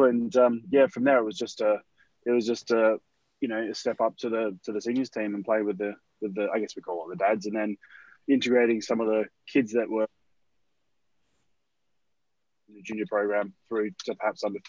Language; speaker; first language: English; native; English